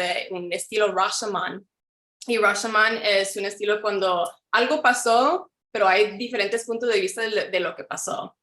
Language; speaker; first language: Spanish; early bilingual, heritage; Spanish